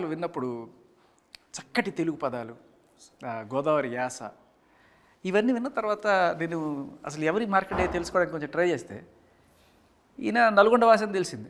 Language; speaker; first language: Telugu; native; Telugu